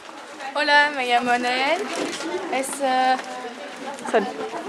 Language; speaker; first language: Spanish; non-native, learner; French